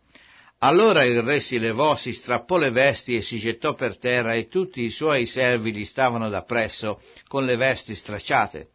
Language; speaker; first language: Italian; native; Italian